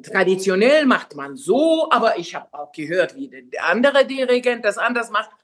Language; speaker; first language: German; non-native, fluent; Finnish